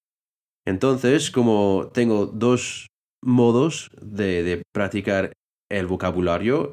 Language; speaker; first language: Spanish; non-native, fluent; English